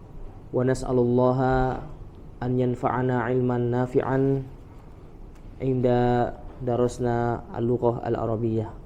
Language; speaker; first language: Arabic; non-native, fluent; Indonesian